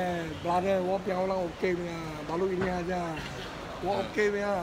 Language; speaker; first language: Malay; non-native, local second language; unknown